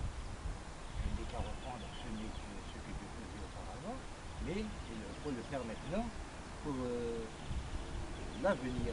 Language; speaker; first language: French; non-native, local second language; Kabyle